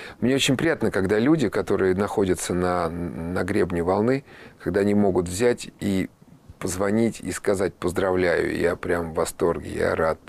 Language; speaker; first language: Russian; native; Russian